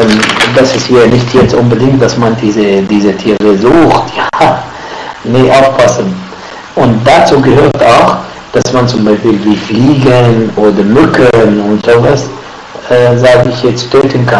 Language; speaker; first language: German; non-native, fluent; Arabic